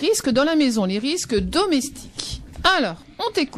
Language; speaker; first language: French; native; French